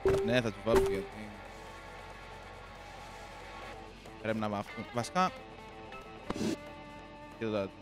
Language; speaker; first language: Greek; native; Greek